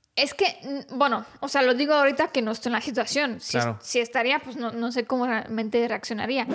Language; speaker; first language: Spanish; non-native, fluent; Romanian